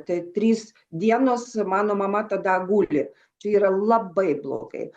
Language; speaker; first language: Lithuanian; non-native, local second language; Russian